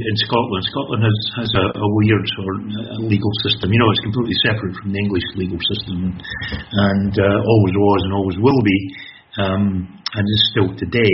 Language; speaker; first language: English; native; English